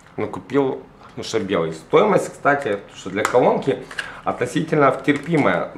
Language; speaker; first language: Russian; native; Russian